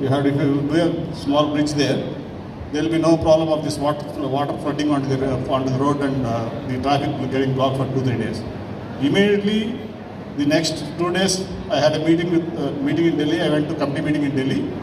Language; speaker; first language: English; non-native, local second language; Telugu